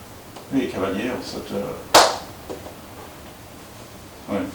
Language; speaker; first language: French; native; French